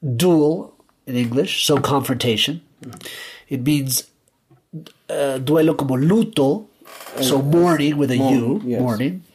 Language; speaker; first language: English; early bilingual, other home language; Spanish